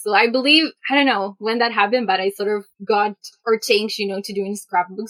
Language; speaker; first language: English; non-native, fluent; Spanish